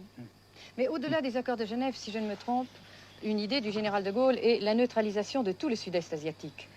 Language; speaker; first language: French; native; French